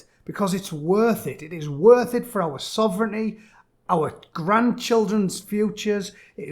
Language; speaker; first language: English; native; English